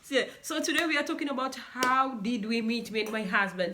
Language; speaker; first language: English; non-native, local second language; Swahili